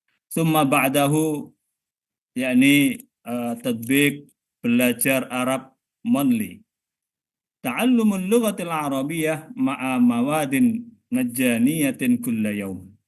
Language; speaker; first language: Arabic; non-native, fluent; Indonesian